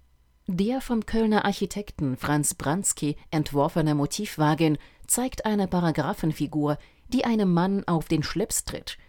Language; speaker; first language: German; native; German